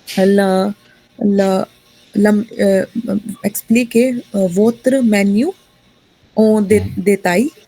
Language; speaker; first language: French; non-native, learner; Hindi